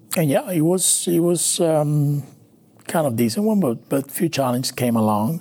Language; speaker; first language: English; non-native, fluent; Spanish